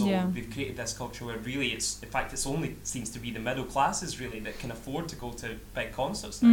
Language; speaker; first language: English; native; English